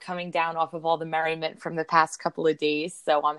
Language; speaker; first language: English; native; English